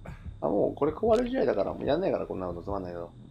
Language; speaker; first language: Japanese; native; Japanese